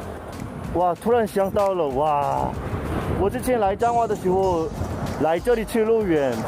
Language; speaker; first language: Chinese; non-native, fluent; Korean